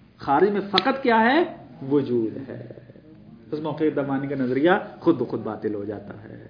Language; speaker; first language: Urdu; non-native, local second language; Punjabi